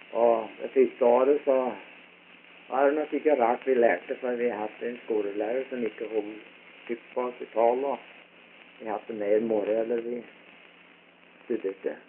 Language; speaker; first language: Norwegian; early bilingual, heritage; Norwegian